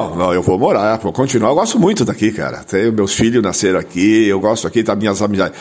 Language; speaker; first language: Portuguese; non-native, local second language; German